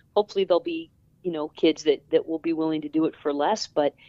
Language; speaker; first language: English; native; English